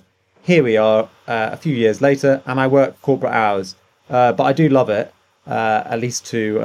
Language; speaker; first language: English; native; English